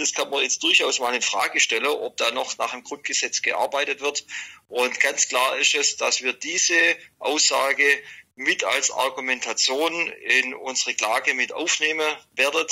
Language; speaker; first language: German; native; German